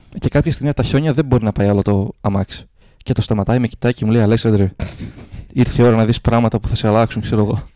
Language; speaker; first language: Greek; native; Greek